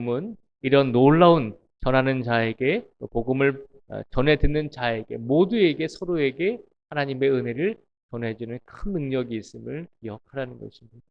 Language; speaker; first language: Korean; native; Korean